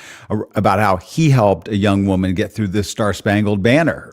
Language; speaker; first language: English; native; English